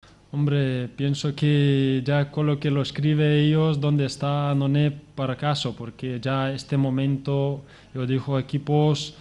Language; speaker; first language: Spanish; non-native, fluent; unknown